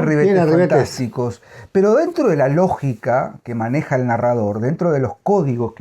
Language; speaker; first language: Spanish; native; Spanish